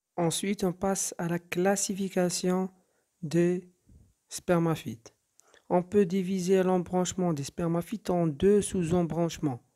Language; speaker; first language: French; non-native, local second language; Arabic